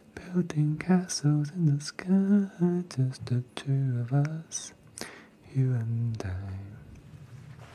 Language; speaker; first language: English; non-native, fluent; Chinese